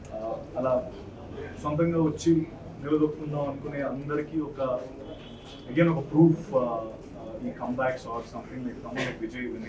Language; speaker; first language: Telugu; native; Telugu